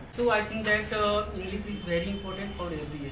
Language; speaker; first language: English; non-native, local second language; Hindi